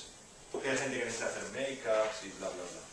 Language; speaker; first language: Spanish; non-native, fluent; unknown